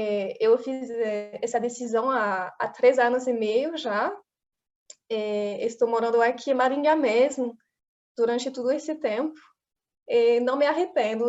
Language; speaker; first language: Portuguese; non-native, fluent; French